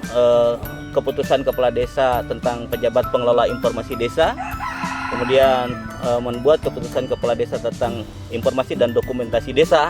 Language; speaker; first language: Indonesian; non-native, local second language; Sundanese